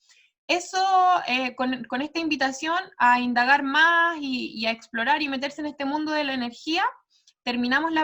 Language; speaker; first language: Spanish; native; Spanish